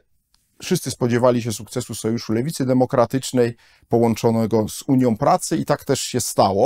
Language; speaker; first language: Polish; native; Polish